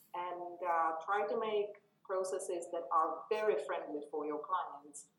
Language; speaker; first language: English; non-native, fluent; Czech